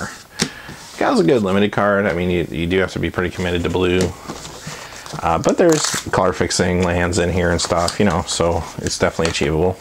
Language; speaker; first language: English; native; English